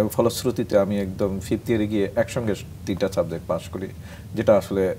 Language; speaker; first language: Bangla; native; Bangla